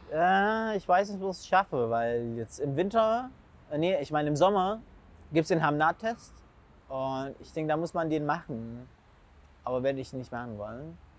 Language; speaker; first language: German; non-native, fluent; Arabic